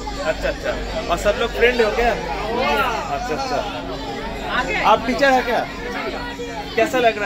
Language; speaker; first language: Hindi; non-native, local second language; Bangla